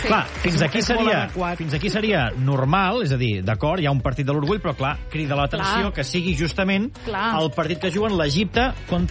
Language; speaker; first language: Catalan; native; Catalan